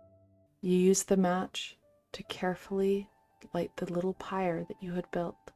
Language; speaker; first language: English; native; English